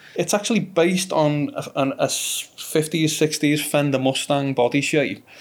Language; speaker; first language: English; native; English